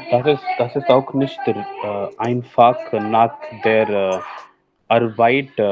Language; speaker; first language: German; non-native, learner; Hindi